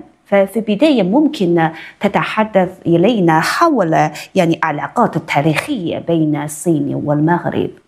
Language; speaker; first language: Arabic; non-native, fluent; Chinese